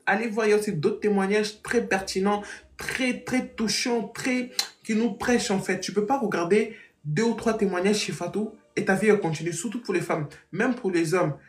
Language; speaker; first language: French; non-native, fluent; Portuguese